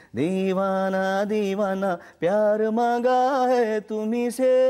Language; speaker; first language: Hindi; native; Hindi